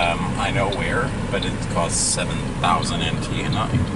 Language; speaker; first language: English; native; English